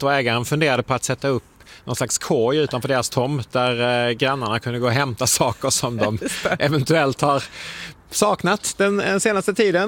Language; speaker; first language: Swedish; native; Swedish